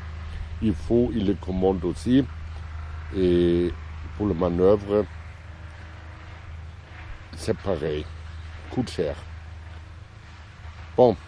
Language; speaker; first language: French; non-native, fluent; German